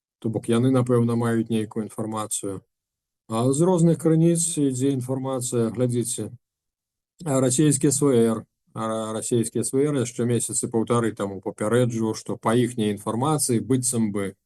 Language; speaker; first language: Belarusian; non-native, local second language; Russian